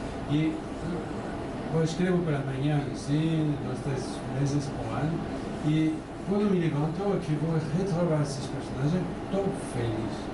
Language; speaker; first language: Portuguese; non-native, fluent; French